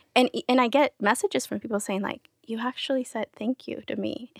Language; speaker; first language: English; early bilingual, other home language; Spanish